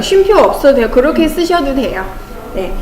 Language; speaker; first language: Korean; non-native, fluent; Chinese